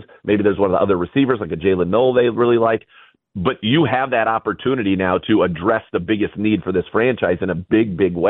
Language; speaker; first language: English; native; English